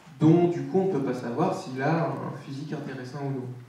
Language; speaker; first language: French; native; French